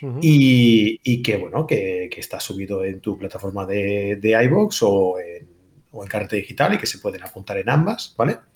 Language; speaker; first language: Spanish; native; Spanish